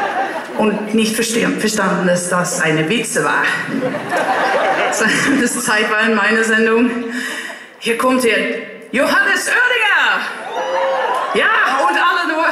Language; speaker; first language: German; non-native, learner; Dutch